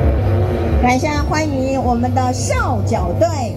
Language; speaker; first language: Chinese; native; Chinese